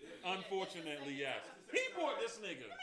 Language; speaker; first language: English; native; English